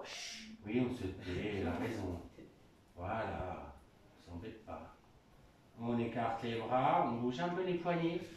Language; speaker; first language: French; native; French